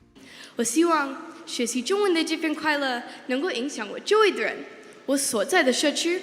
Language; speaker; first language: Chinese; non-native, learner; English